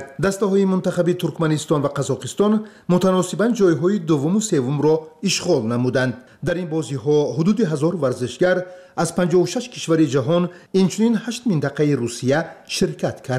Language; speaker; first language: Persian; native; Persian